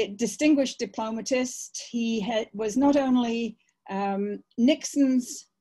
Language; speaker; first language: English; native; English